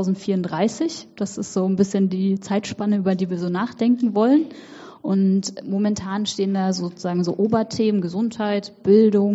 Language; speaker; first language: German; native; German